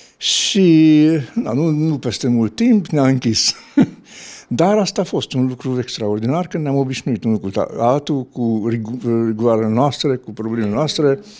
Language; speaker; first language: Romanian; non-native, local second language; Hungarian